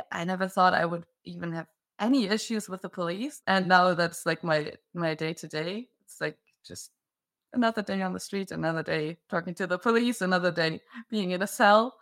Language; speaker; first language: English; non-native, fluent; German